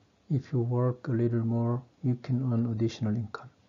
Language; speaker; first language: English; non-native, fluent; Korean